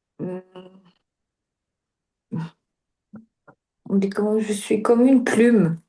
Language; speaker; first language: French; non-native, learner; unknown